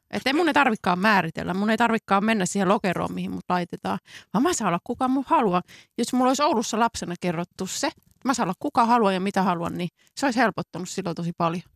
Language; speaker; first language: Finnish; native; Finnish